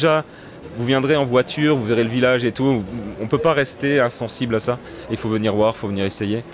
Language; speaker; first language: French; native; French